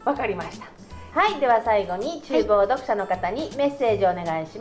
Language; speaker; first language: Japanese; native; Japanese